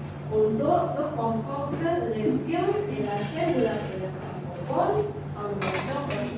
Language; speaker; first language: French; non-native, fluent; Indonesian